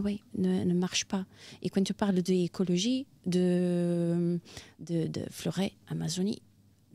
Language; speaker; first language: French; non-native, fluent; Portuguese